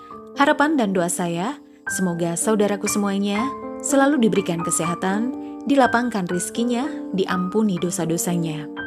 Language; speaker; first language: Indonesian; native; Indonesian